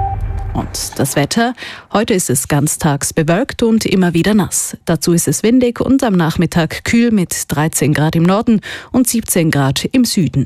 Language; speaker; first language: German; native; German